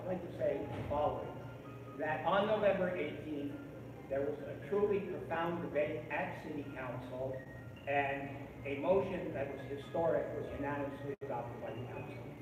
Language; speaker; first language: English; native; English